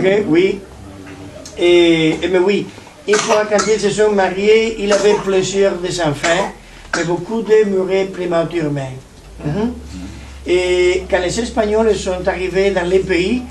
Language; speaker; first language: French; non-native, learner; Spanish